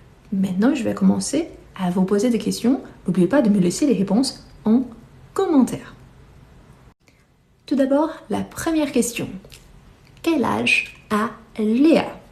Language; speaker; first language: French; non-native, fluent; Portuguese